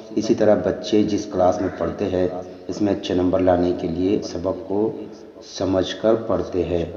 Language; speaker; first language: Urdu; native; Urdu